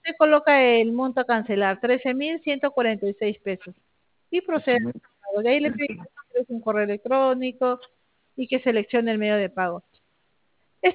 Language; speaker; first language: Spanish; native; Spanish